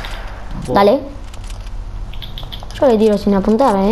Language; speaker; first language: Spanish; native; Spanish